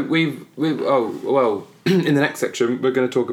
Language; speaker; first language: English; native; English